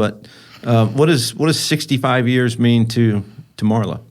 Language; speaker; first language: English; native; English